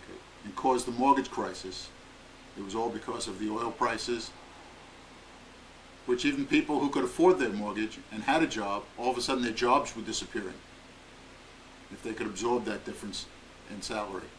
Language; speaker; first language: English; native; English